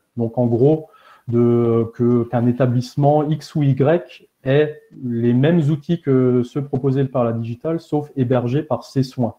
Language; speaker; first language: French; native; French